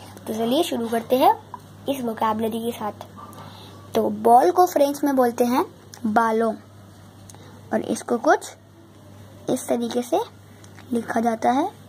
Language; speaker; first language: Hindi; native; Hindi